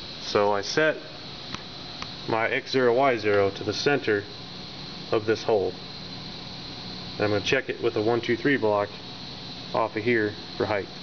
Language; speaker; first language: English; native; English